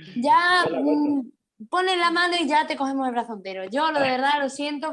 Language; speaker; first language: Spanish; native; Spanish